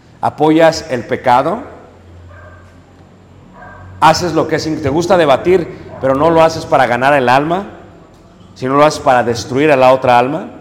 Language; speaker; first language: Spanish; native; Spanish